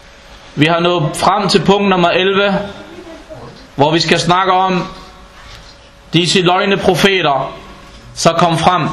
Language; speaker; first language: Danish; non-native, fluent; Arabic